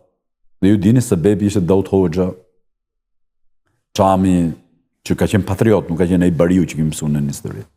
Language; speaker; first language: Albanian; native; Albanian